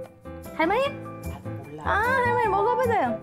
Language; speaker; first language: Korean; non-native, learner; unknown